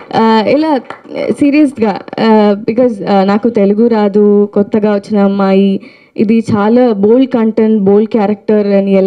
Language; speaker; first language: Telugu; non-native, learner; Tamil